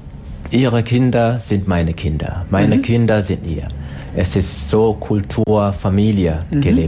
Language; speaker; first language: German; non-native, learner; Swahili